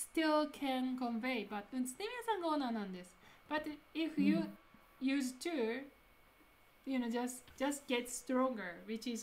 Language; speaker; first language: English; non-native, fluent; Japanese